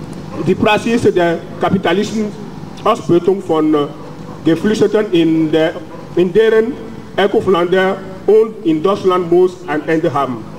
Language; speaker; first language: German; non-native, fluent; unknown